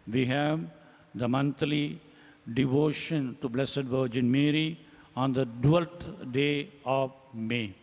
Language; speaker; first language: English; non-native, local second language; Tamil